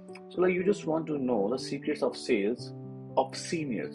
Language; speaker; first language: English; non-native, local second language; Hindi